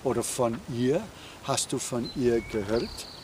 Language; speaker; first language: German; non-native, fluent; English